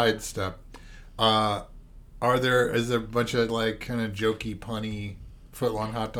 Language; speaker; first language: English; native; English